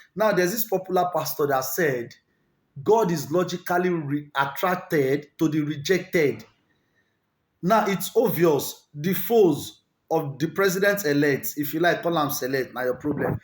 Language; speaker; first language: Nigerian Pidgin; non-native, local second language; Yoruba